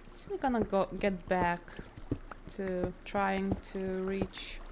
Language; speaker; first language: English; non-native, fluent; Lithuanian